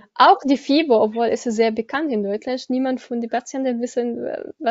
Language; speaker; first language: German; non-native, learner; Arabic